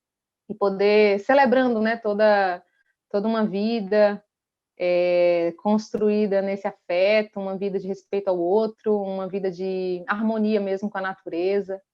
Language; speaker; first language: Portuguese; native; Portuguese